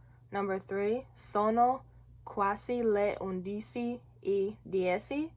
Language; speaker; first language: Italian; non-native, learner; English